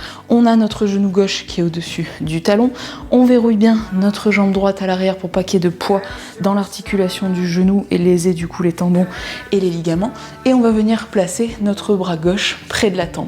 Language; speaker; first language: French; native; French